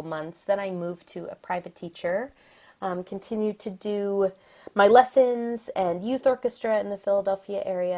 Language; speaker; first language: English; native; English